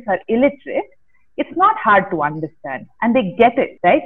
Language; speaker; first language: English; non-native, local second language; Kannada